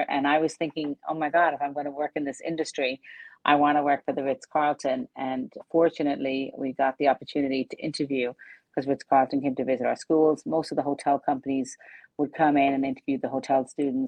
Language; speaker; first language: English; native; English